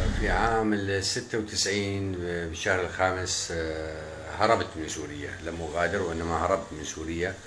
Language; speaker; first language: Arabic; native; Arabic